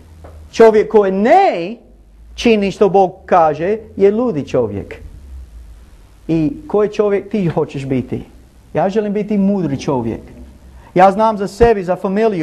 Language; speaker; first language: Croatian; non-native, learner; English